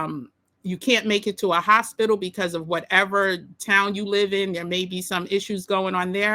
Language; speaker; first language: English; native; English